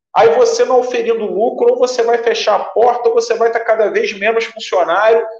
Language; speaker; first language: Portuguese; native; Portuguese